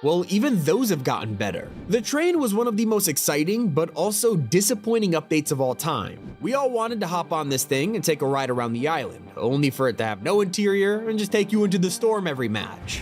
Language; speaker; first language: English; native; English